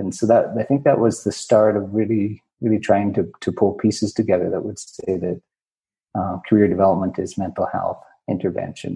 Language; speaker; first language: English; native; English